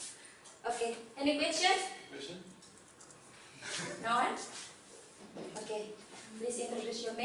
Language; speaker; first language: English; non-native, learner; Indonesian